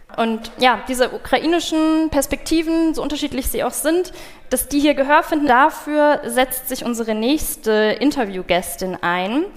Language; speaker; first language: German; early bilingual, other home language; Bulgarian